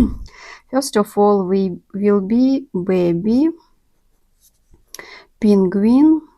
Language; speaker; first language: English; non-native, learner; Russian